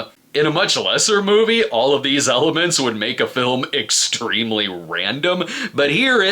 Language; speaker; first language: English; native; English